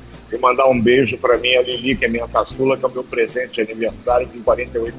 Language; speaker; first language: Portuguese; native; Portuguese